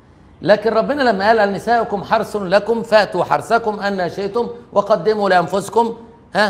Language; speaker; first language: Arabic; native; Arabic